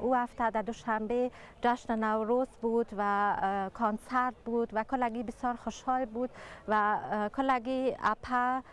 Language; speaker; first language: Persian; early bilingual, heritage; Persian